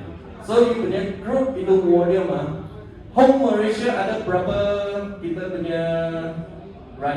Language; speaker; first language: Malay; non-native, local second language; Chinese